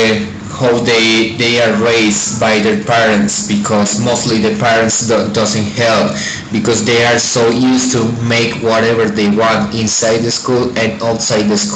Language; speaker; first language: English; non-native, fluent; Spanish